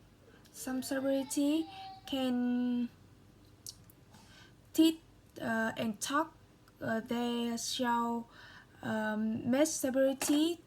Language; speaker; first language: English; non-native, learner; Vietnamese